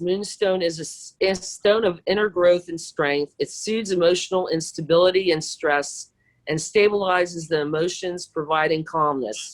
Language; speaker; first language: English; native; English